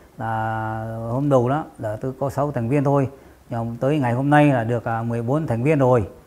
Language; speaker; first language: Vietnamese; non-native, local second language; Tày